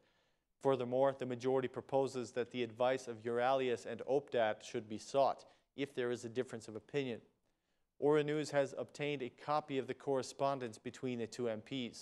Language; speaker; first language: English; non-native, fluent; Albanian